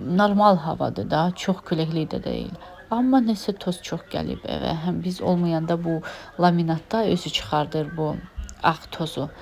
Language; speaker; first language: Azerbaijani; non-native, fluent; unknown